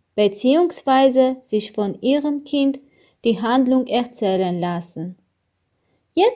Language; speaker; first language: German; non-native, learner; Armenian